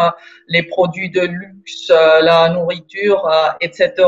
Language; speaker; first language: French; non-native, fluent; Estonian